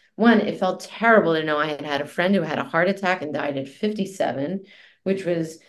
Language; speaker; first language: English; native; English